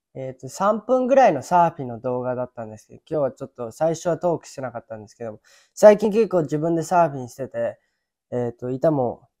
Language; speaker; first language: Japanese; early bilingual, other home language; English